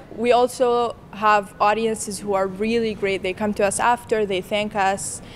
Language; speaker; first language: English; non-native, fluent; Kurdish